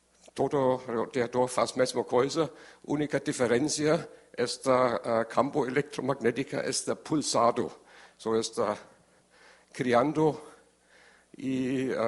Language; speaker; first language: Portuguese; non-native, learner; German